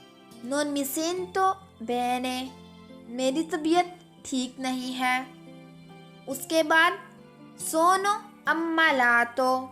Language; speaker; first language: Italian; non-native, fluent; Urdu